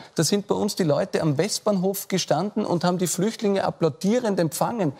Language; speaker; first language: German; native; German